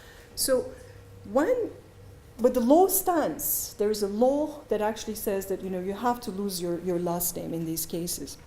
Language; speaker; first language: English; non-native, fluent; Turkish